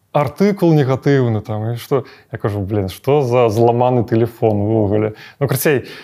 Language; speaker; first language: Belarusian; native; Belarusian